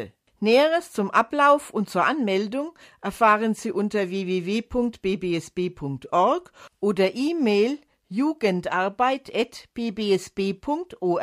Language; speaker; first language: German; native; German